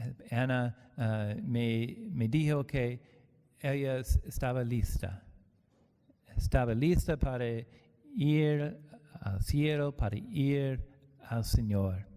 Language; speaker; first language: Spanish; non-native, learner; English